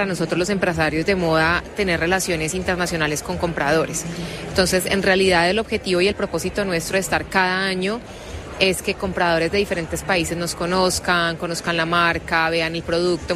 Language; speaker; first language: Spanish; native; Spanish